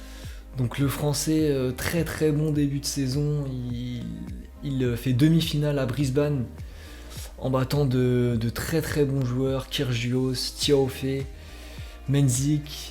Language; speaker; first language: French; native; French